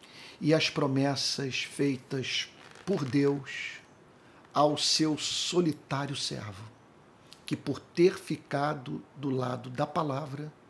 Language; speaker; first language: Portuguese; native; Portuguese